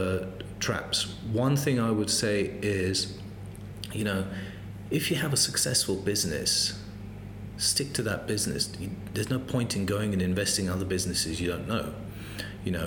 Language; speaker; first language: English; native; English